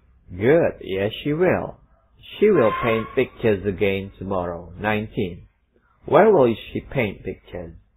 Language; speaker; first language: English; non-native, fluent; Indonesian